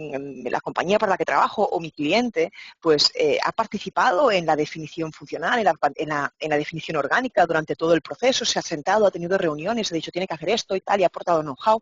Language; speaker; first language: Spanish; native; Spanish